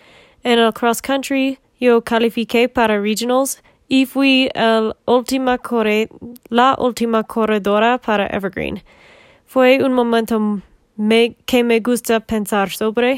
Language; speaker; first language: Spanish; non-native, learner; English